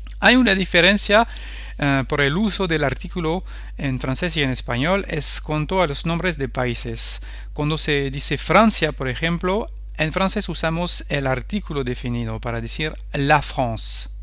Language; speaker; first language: Spanish; non-native, fluent; French